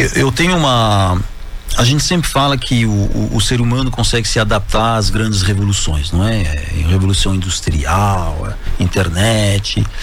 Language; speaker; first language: Portuguese; non-native, fluent; French